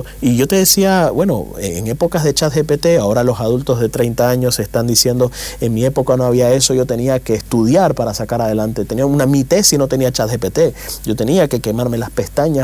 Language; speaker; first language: Spanish; native; Spanish